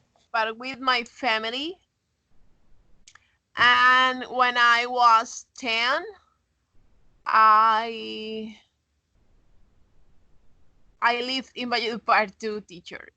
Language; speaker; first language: English; non-native, learner; Spanish